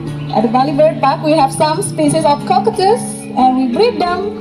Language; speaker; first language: English; non-native, fluent; Indonesian